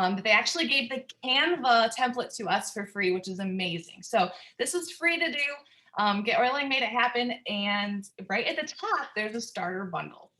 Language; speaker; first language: English; native; English